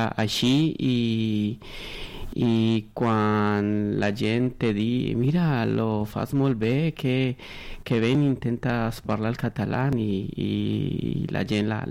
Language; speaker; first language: Catalan; non-native, learner; Spanish